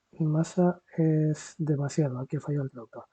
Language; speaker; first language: Spanish; native; Spanish